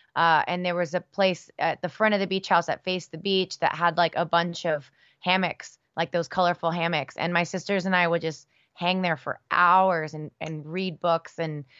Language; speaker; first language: English; early bilingual, other home language; Spanish